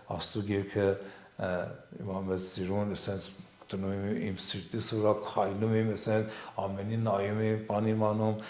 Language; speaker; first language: Armenian; non-native, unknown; Assyrian Neo-Aramaic